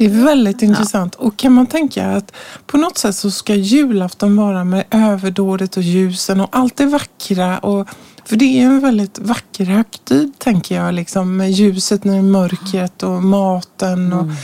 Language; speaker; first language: Swedish; native; Swedish